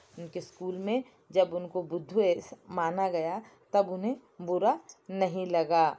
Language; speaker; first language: Hindi; non-native, local second language; Kannada